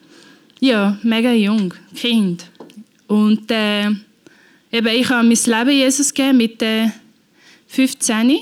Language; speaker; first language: German; non-native, learner; Portuguese